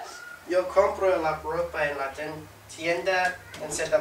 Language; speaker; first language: Spanish; non-native, learner; English